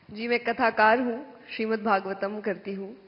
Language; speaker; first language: Hindi; native; Hindi